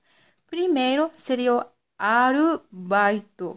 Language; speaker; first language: Portuguese; non-native, local second language; Japanese